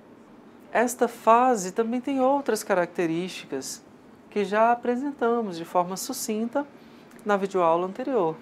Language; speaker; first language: Portuguese; native; Portuguese